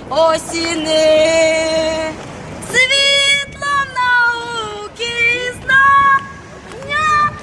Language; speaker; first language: Ukrainian; native; Ukrainian